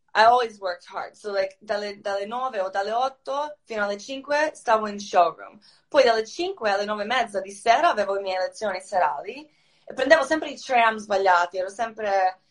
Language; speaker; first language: Italian; non-native, fluent; Croatian